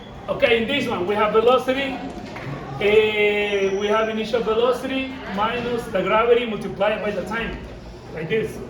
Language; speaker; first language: English; non-native, fluent; Spanish